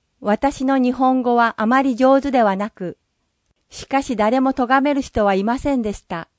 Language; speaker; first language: Japanese; native; Japanese